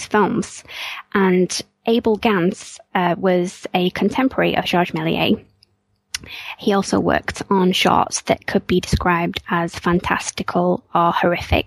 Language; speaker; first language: English; native; English